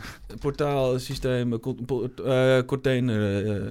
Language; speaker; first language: Dutch; native; Dutch